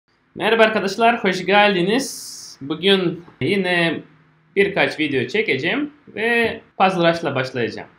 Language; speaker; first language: Turkish; non-native, fluent; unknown